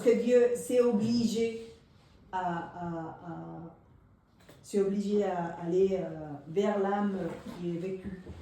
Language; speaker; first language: French; non-native, fluent; Spanish